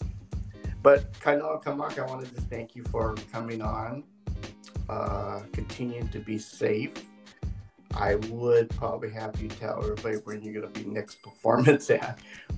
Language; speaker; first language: English; native; English